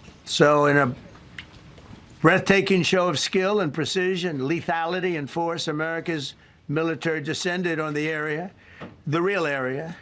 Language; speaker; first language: English; native; English